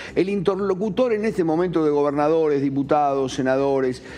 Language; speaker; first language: Spanish; native; Spanish